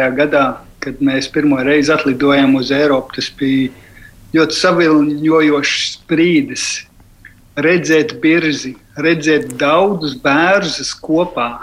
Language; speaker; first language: Latvian; early bilingual, heritage; Latvian